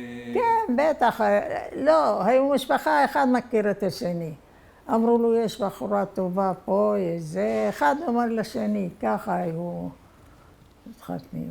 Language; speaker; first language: Hebrew; non-native, fluent; Arabic